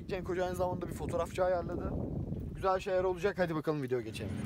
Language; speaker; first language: Turkish; native; Turkish